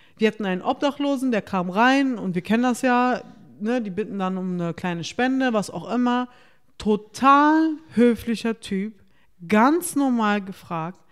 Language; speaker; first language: German; early bilingual, other home language; Turkish